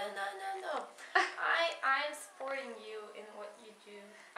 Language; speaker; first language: English; non-native, fluent; Czech